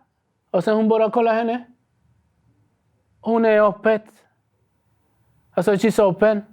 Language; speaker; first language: Swedish; non-native, learner; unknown